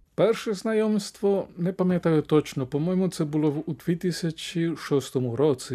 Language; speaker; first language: Ukrainian; non-native, fluent; Spanish